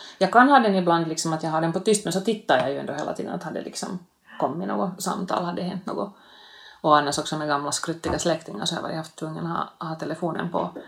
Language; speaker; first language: Swedish; native; Swedish